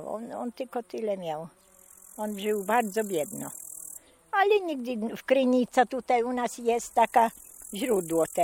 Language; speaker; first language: Polish; non-native, local second language; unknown